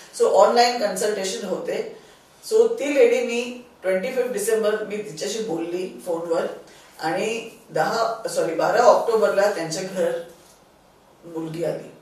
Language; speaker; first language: Marathi; non-native, local second language; Sindhi